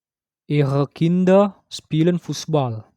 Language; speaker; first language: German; non-native, fluent; Indonesian